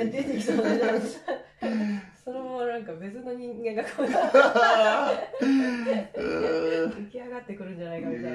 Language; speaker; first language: Japanese; native; Japanese